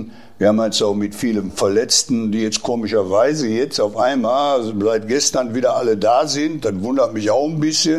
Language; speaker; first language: German; native; German